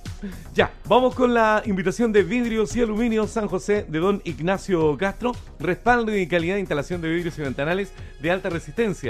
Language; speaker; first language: Spanish; native; Spanish